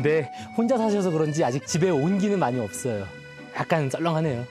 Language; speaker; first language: Korean; native; Korean